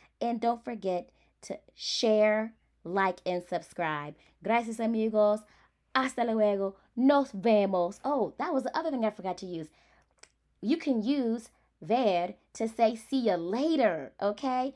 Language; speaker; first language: English; native; English